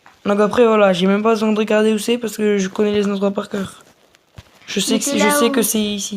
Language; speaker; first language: French; native; French